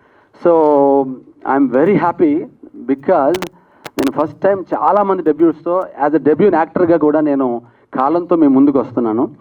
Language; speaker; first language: Telugu; native; Telugu